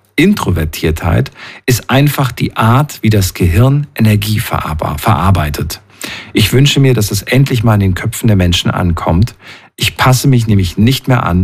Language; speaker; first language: German; native; German